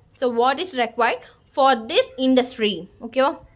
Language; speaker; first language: English; non-native, local second language; Tamil